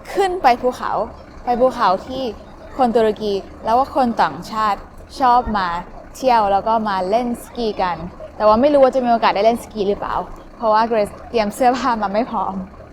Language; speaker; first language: Thai; native; Thai